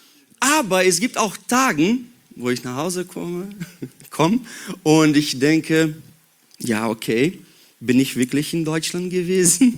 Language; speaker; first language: German; non-native, learner; Portuguese